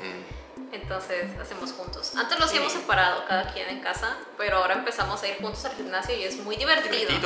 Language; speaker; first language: Spanish; native; Spanish